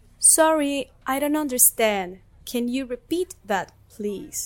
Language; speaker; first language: English; non-native, learner; Spanish